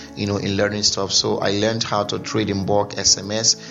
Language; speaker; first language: English; non-native, local second language; Igbo